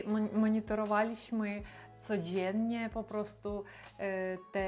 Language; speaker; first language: Polish; non-native, learner; Russian